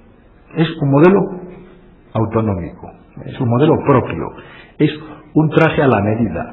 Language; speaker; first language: Spanish; native; Spanish